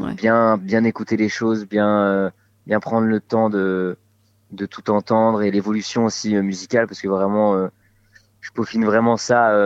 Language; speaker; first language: French; native; French